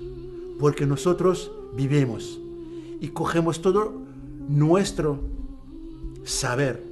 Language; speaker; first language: Spanish; non-native, fluent; Arabic